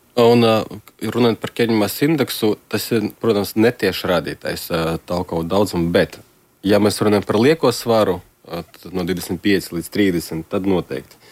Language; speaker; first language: Latvian; non-native, local second language; Russian